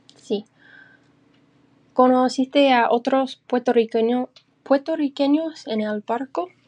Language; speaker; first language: Spanish; early bilingual, heritage; English